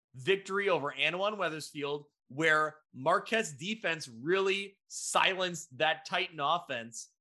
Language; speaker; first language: English; native; English